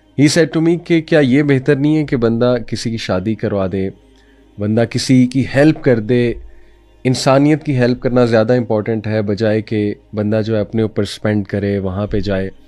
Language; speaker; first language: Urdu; native; Urdu